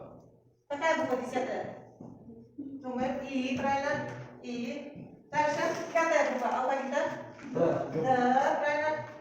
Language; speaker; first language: Russian; non-native, local second language; Kazakh